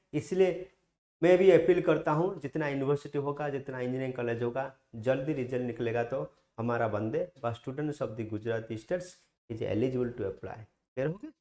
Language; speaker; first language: Hindi; non-native, local second language; Gujarati